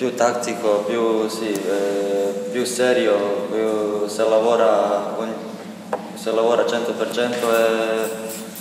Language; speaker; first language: Italian; non-native, learner; Croatian